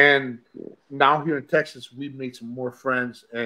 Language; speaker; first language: English; early bilingual, other home language; Spanish